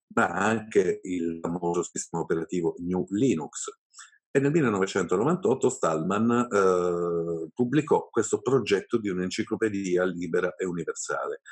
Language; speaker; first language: Italian; native; Italian